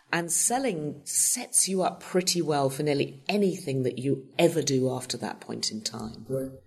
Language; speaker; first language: English; native; English